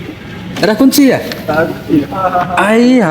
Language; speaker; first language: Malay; non-native, learner; Bangla